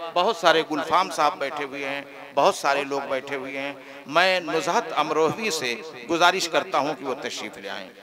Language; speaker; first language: Hindi; native; Hindi